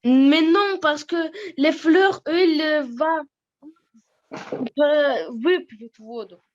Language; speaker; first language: French; non-native, learner; Russian